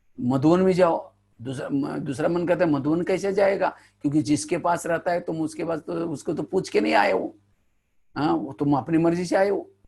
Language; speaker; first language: Hindi; non-native, local second language; Marathi